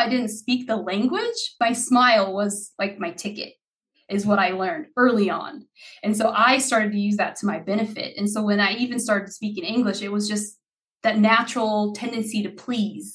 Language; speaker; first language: English; early bilingual, other home language; Haitian Creole